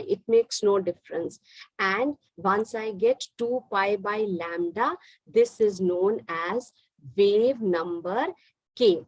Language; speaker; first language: English; non-native, local second language; Hindi